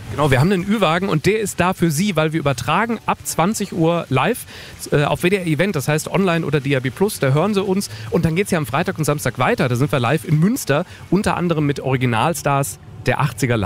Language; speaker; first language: German; native; German